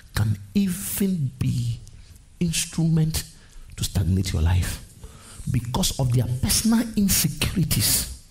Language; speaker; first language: English; non-native, local second language; Akan